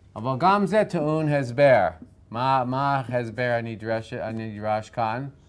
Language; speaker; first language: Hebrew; non-native, fluent; English